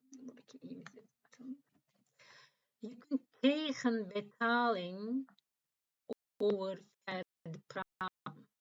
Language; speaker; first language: Dutch; non-native, learner; Turkish